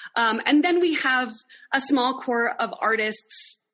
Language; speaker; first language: English; native; English